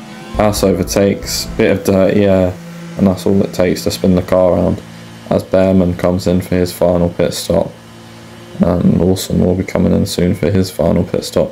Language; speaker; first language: English; native; English